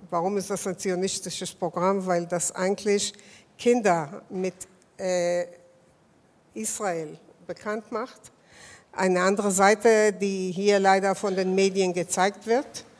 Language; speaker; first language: German; non-native, fluent; Hebrew